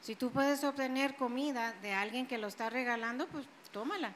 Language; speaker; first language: Spanish; native; Spanish